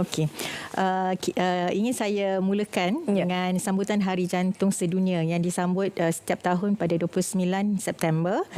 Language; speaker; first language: Malay; native; Malay